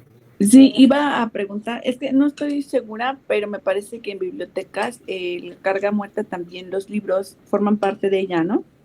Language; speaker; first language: Spanish; native; Spanish